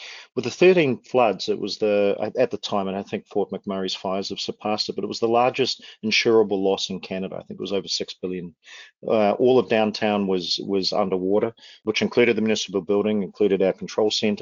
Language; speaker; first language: English; native; English